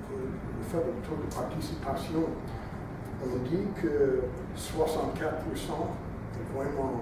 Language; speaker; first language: French; non-native, fluent; English